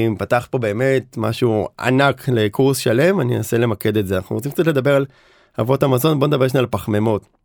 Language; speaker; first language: Hebrew; native; Hebrew